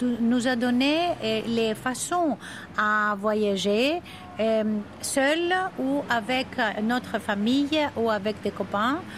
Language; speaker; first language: French; non-native, fluent; Greek